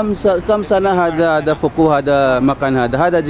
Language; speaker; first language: Arabic; non-native, learner; Filipino